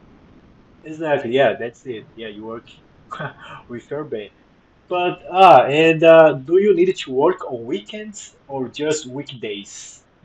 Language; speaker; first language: English; non-native, fluent; Portuguese